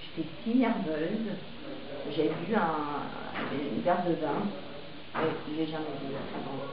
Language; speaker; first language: French; non-native, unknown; English